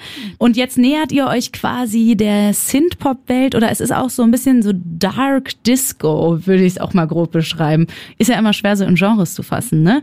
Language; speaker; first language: German; native; German